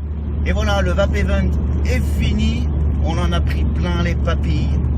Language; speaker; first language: French; native; French